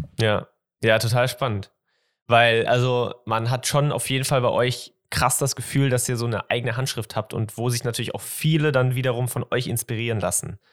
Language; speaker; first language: German; native; German